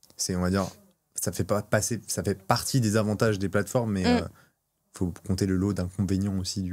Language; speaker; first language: French; native; French